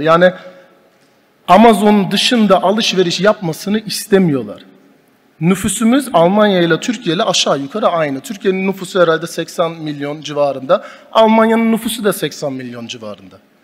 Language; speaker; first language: Turkish; early bilingual, heritage; Turkish